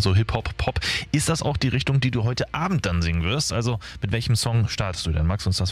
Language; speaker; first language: German; native; German